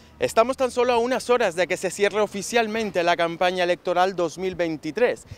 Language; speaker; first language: Spanish; native; Spanish